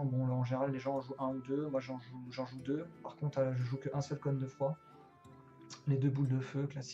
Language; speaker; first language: French; native; French